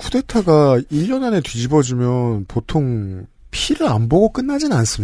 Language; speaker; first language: Korean; native; Korean